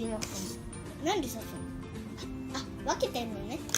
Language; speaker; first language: Japanese; early bilingual, heritage; Japanese